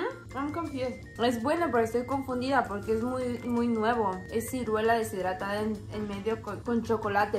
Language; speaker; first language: Spanish; native; Spanish